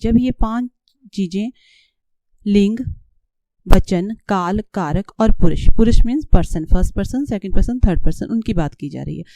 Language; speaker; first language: Hindi; native; Hindi